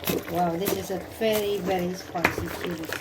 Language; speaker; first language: English; non-native, local second language; Filipino